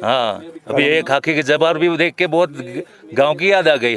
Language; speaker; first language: Hindi; non-native, local second language; Gujarati